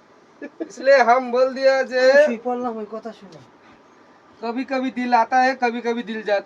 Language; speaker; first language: Hindi; non-native, local second language; Bangla